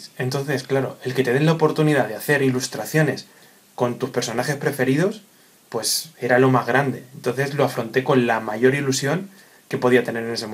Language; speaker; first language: Spanish; native; Spanish